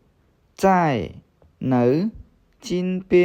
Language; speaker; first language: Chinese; non-native, fluent; Khmer